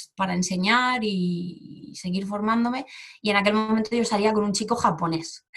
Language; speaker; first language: Spanish; native; Spanish